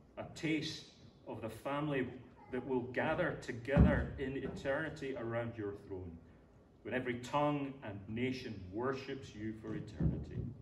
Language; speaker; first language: English; native; English